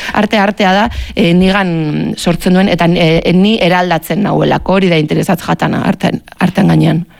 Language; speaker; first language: Basque; native; Basque